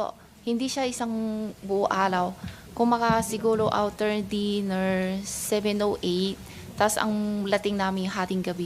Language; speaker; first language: Filipino; non-native, learner; Chinese